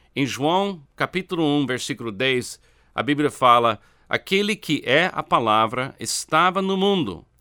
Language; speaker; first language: Portuguese; non-native, fluent; English